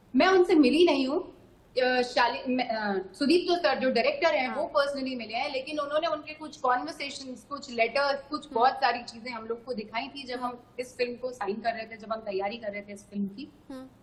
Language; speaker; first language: Hindi; native; Hindi